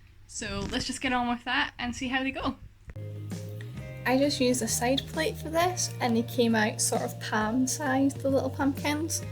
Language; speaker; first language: English; native; English